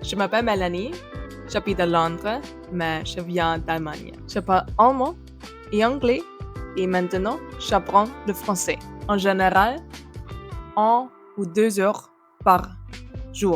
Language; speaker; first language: French; non-native, learner; German